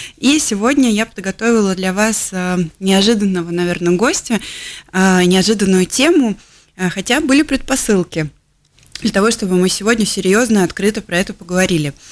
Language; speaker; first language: Russian; native; Russian